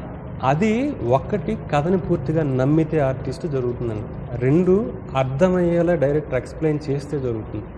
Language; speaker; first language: Telugu; native; Telugu